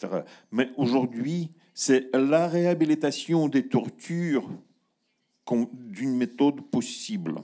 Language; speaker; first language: French; non-native, learner; Russian